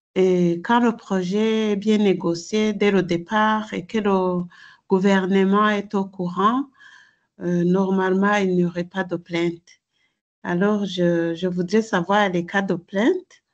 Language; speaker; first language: French; non-native, local second language; Rundi